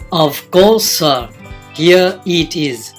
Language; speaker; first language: English; non-native, fluent; Bangla